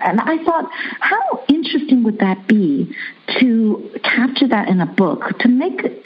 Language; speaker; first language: English; early bilingual, other home language; Chinese